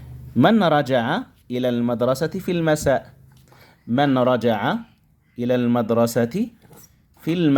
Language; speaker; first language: Arabic; non-native, fluent; Indonesian